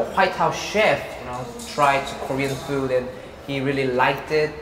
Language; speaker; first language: English; non-native, fluent; Korean